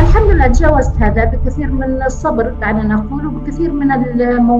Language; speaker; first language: Arabic; native; Arabic